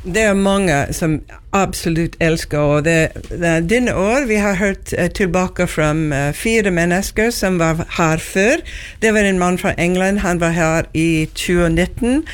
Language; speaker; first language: Norwegian; non-native, learner; English